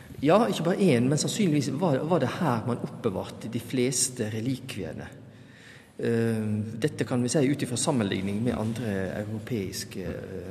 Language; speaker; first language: Norwegian; native; Norwegian